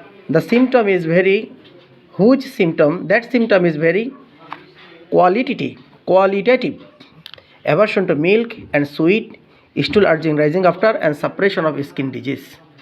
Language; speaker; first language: English; non-native, local second language; Bangla